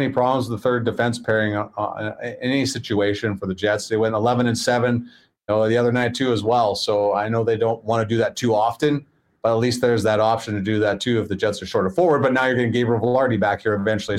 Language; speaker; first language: English; native; English